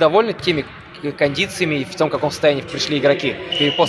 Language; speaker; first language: Russian; native; Russian